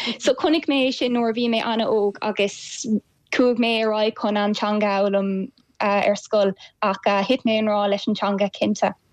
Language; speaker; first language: Irish; non-native, local second language; English